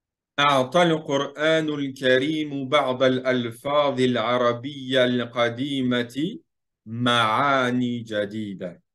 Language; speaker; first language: Arabic; non-native, fluent; French